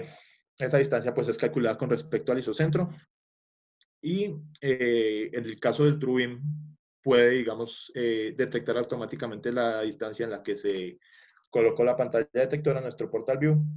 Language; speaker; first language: Spanish; native; Spanish